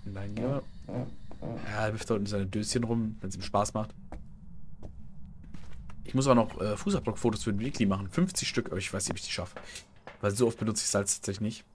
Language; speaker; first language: German; native; German